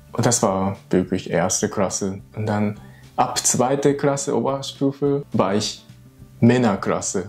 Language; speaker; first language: German; non-native, learner; Japanese